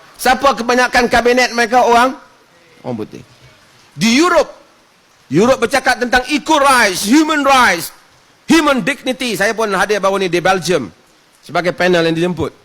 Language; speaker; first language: Malay; native; Malay